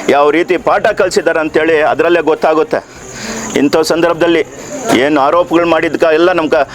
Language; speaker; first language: Kannada; native; Kannada